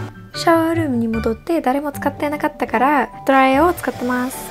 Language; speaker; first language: Japanese; non-native, fluent; English